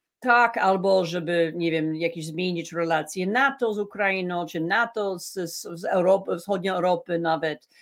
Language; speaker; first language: Polish; non-native, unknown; English